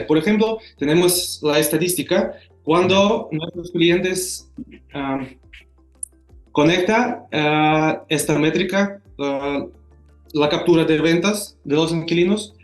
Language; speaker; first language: Spanish; non-native, fluent; Russian